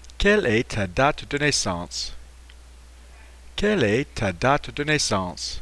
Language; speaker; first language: French; non-native, fluent; English